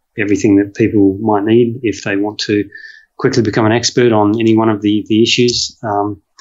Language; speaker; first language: English; native; English